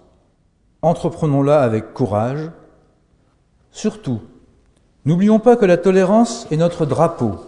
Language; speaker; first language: French; native; French